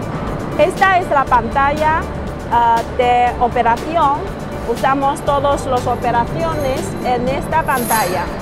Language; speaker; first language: Spanish; non-native, learner; Chinese